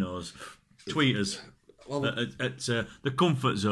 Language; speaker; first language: English; native; English